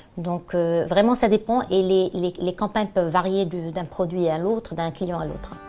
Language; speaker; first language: French; non-native, local second language; Arabic